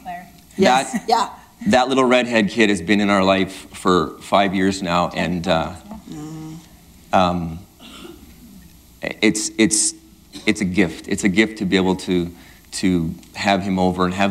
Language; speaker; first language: English; native; English